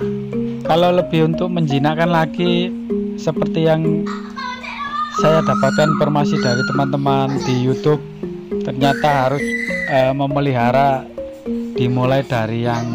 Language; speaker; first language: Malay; non-native, local second language; Javanese